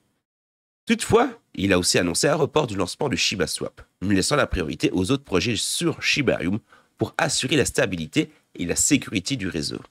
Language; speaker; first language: French; native; French